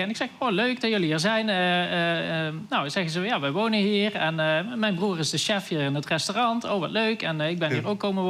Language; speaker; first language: Dutch; native; Dutch